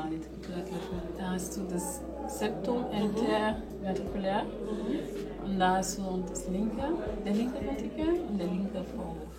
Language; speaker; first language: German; non-native, learner; French